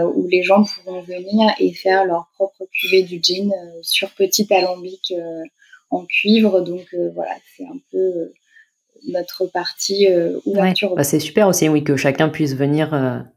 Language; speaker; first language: French; native; French